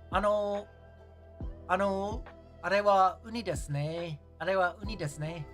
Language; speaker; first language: Japanese; non-native, learner; English